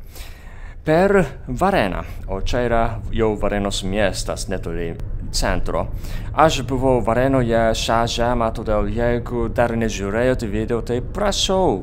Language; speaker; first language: Lithuanian; non-native, fluent; Japanese